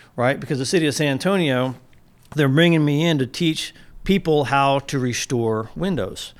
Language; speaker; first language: English; native; English